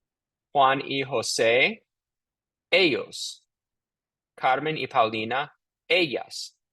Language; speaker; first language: Spanish; non-native, fluent; English